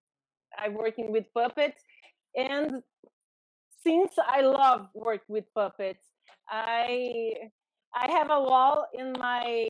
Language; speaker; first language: English; non-native, learner; Portuguese